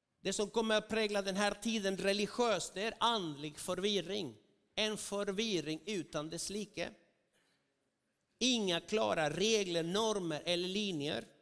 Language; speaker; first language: Swedish; non-native, fluent; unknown